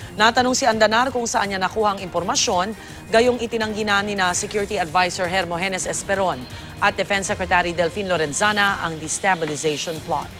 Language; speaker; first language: Filipino; native; Filipino